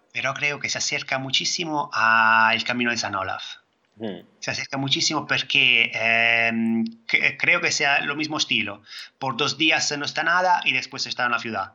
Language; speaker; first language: Spanish; non-native, fluent; Italian